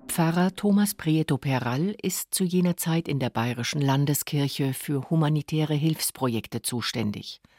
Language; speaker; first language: German; native; German